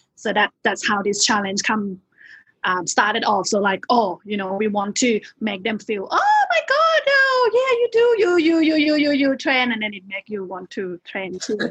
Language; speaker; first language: English; non-native, fluent; Thai